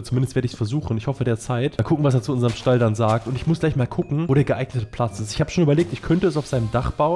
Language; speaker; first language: German; native; German